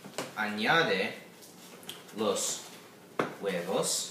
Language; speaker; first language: Spanish; non-native, learner; English